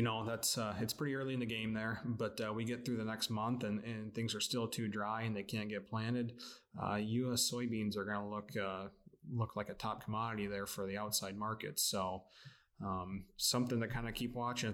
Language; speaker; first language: English; native; English